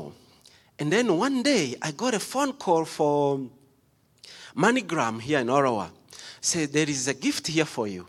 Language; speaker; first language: English; non-native, local second language; Kinyarwanda